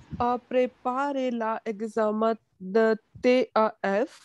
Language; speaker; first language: French; non-native, learner; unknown